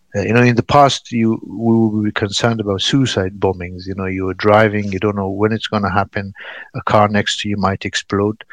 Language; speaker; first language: English; non-native, fluent; Pashto